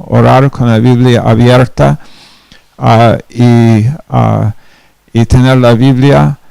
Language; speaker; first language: Spanish; non-native, fluent; English